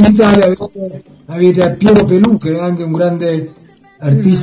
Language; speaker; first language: Italian; non-native, fluent; Spanish